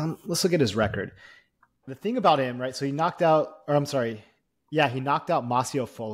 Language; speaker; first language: English; native; English